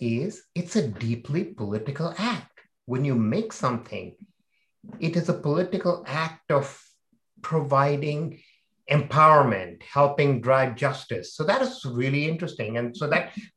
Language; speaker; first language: English; non-native, local second language; Hindi